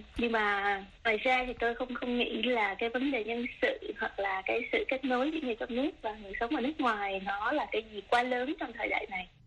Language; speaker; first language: Vietnamese; early bilingual, other home language; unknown